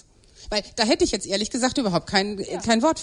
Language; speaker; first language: German; native; German